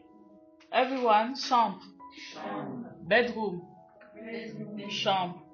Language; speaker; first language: English; non-native, fluent; French